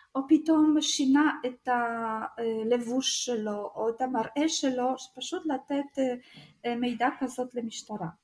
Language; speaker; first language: Hebrew; non-native, fluent; Russian